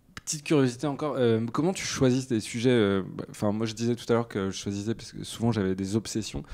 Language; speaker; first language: French; native; French